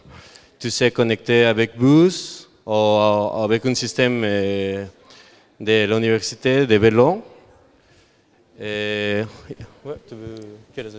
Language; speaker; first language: French; non-native, learner; Spanish